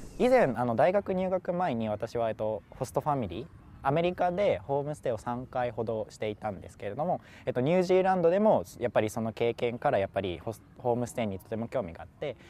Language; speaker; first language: Japanese; native; Japanese